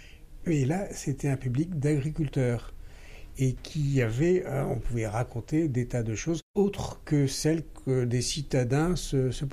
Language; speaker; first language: French; native; French